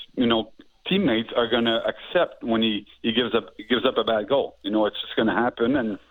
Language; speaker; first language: English; native; English